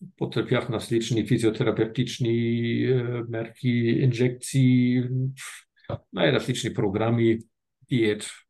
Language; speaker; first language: Bulgarian; non-native, fluent; German